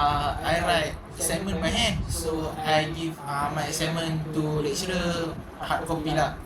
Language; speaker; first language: English; non-native, learner; Malay